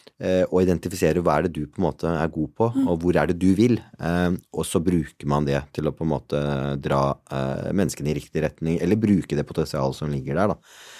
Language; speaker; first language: Norwegian; early bilingual, other home language; Punjabi